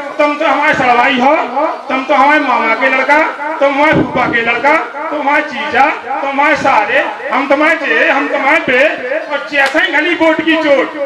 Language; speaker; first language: Hindi; native; Hindi